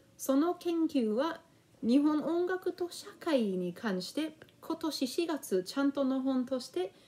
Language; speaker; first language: Japanese; non-native, learner; English